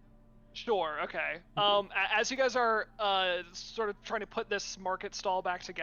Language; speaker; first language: English; native; English